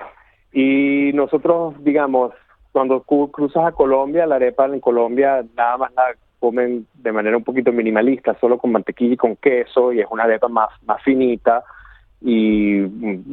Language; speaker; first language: Spanish; native; Spanish